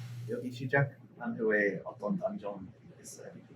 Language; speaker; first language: Korean; non-native, learner; English